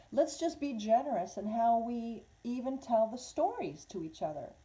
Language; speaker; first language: English; native; English